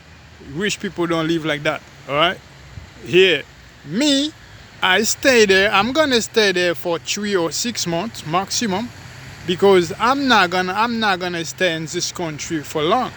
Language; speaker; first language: English; non-native, learner; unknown